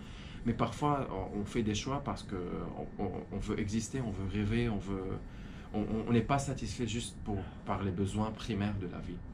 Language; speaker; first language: French; non-native, fluent; Arabic